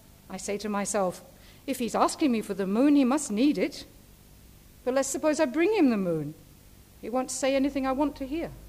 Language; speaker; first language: English; native; English